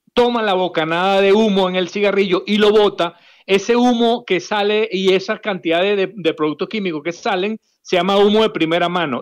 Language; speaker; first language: Spanish; native; Spanish